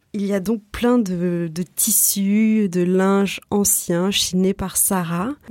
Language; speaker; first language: French; native; French